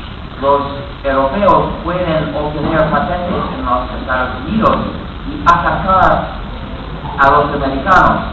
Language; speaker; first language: Spanish; non-native, fluent; English